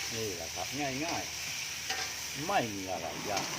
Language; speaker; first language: Thai; non-native, fluent; Chinese